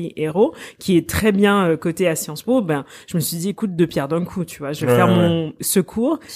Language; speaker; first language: French; native; French